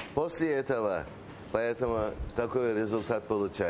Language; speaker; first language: Russian; non-native, learner; Turkish